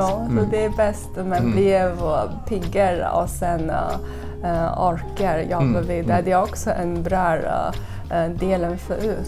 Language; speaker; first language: Swedish; non-native, learner; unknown